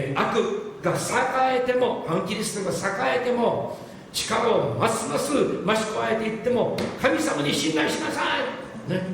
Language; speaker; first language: Japanese; non-native, fluent; English